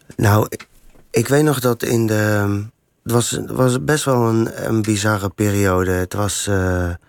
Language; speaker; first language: Dutch; native; Dutch